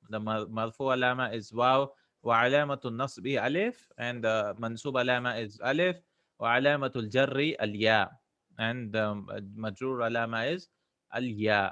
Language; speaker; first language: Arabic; non-native, fluent; English